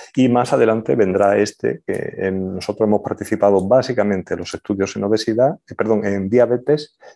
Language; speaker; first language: Spanish; native; Spanish